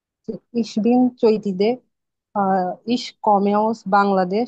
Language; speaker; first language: German; non-native, learner; Bangla